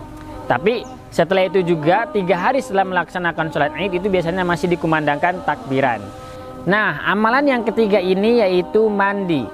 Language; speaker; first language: Indonesian; native; Indonesian